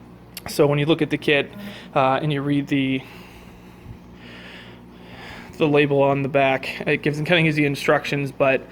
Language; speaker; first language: English; native; English